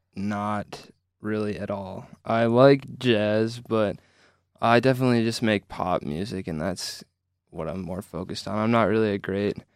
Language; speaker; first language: English; native; English